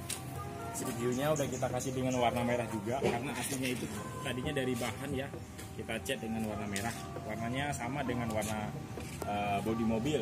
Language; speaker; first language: Indonesian; native; Indonesian